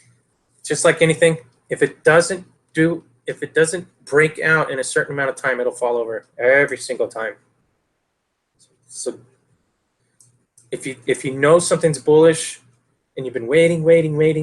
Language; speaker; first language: English; native; English